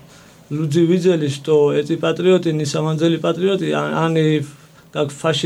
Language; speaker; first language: Russian; non-native, fluent; Georgian